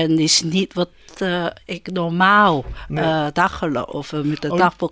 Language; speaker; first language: Dutch; non-native, learner; Chinese